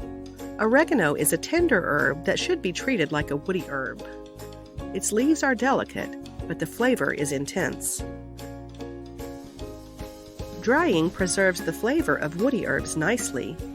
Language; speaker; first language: English; native; English